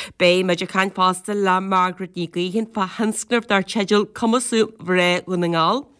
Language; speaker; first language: Irish; native; Irish